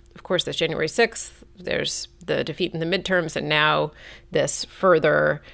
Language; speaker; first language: English; native; English